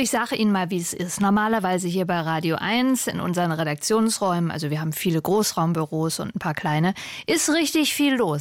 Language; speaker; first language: German; native; German